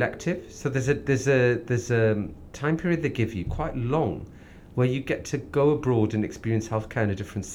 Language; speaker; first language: English; native; English